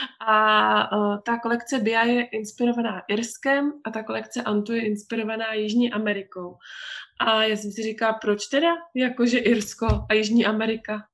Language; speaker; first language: Czech; native; Czech